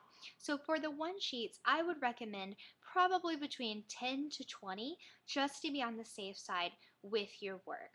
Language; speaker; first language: English; native; English